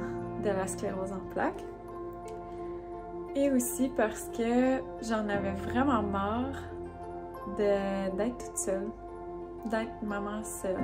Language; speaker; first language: French; native; French